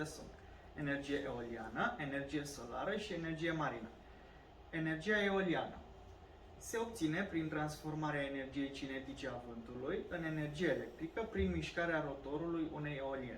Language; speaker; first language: Romanian; native; Romanian